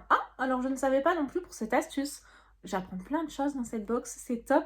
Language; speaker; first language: French; native; French